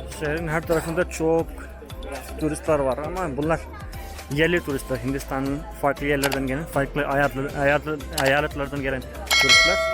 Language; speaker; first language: Turkish; non-native, fluent; Hindi